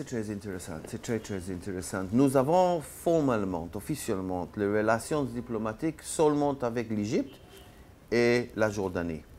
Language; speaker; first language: French; non-native, learner; Hebrew